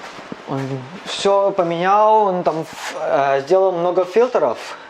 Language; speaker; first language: Russian; non-native, learner; Cantonese